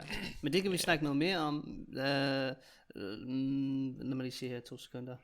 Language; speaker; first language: Danish; native; Danish